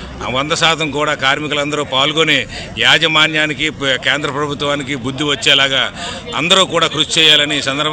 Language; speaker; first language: Telugu; native; Telugu